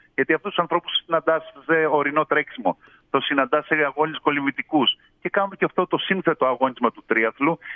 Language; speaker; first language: Greek; native; Greek